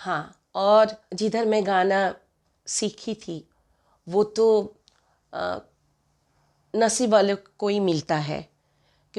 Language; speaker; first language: Hindi; non-native, local second language; Bangla